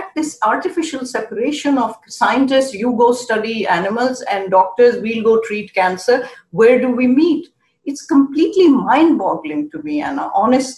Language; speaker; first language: English; non-native, local second language; Urdu